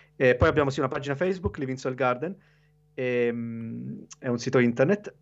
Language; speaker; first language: Italian; native; Italian